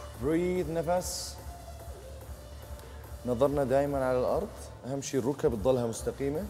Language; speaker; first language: Arabic; native; Arabic